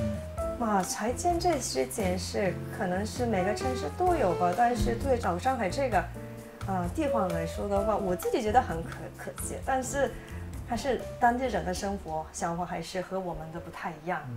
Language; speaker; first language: Chinese; non-native, fluent; Japanese